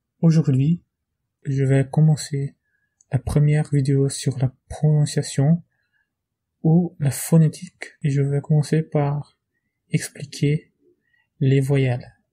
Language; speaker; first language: French; non-native, fluent; Portuguese